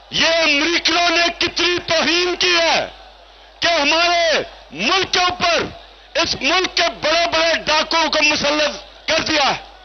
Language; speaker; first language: Urdu; native; Urdu